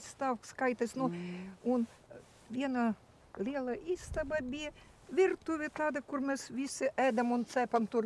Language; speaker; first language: Latvian; non-native, learner; Russian